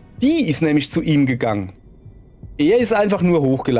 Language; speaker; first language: German; native; German